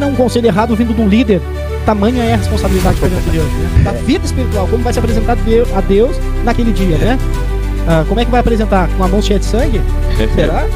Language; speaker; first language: Portuguese; native; Portuguese